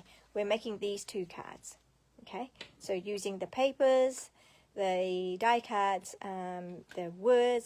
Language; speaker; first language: English; native; English